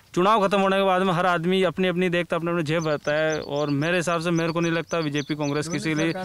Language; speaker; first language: Hindi; native; Hindi